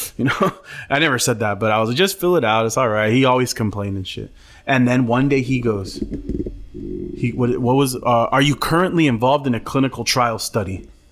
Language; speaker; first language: English; early bilingual, other home language; Spanish